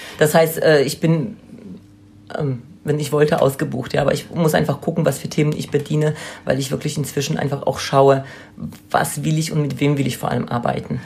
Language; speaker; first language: German; non-native, fluent; Polish